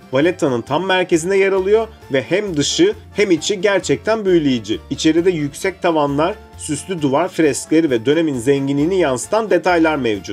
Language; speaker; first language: Turkish; native; Turkish